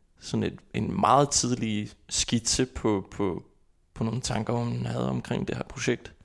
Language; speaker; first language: Danish; non-native, fluent; Icelandic